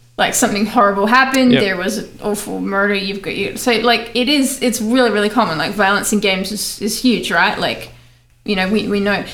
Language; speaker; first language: English; native; English